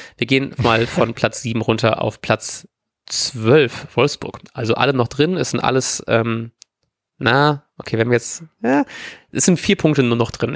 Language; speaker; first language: German; native; German